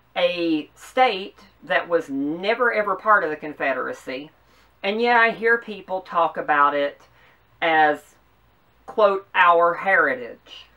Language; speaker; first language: English; native; English